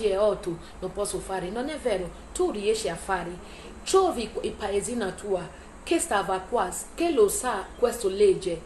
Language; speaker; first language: Italian; non-native, learner; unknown